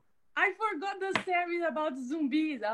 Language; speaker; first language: English; non-native, learner; Portuguese